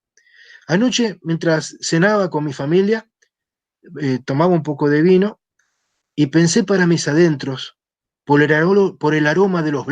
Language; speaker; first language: Spanish; native; Spanish